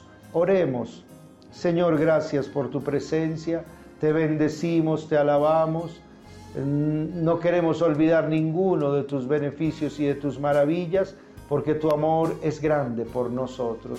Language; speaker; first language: Spanish; native; Spanish